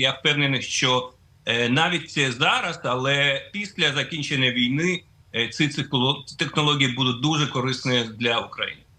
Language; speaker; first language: Ukrainian; non-native, fluent; Russian